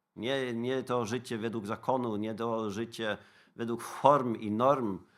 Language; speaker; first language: Polish; non-native, fluent; Dutch